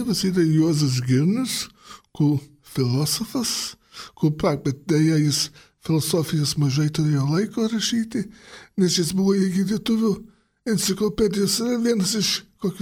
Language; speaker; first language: Lithuanian; early bilingual, heritage; Lithuanian